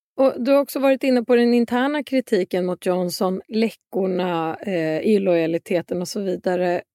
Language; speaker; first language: Swedish; native; Swedish